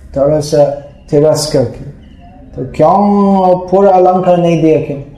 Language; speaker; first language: Hindi; non-native, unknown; English